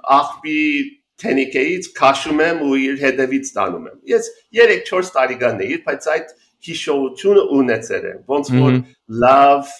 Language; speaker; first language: Armenian; early bilingual, heritage; Armenian